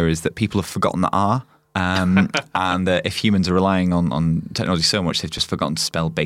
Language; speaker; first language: English; native; English